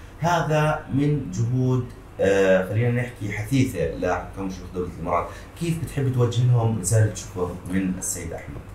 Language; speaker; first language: Arabic; native; Arabic